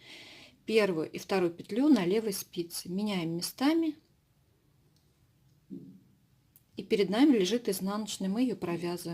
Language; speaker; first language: Russian; native; Russian